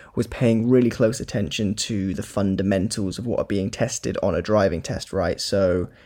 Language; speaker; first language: English; native; English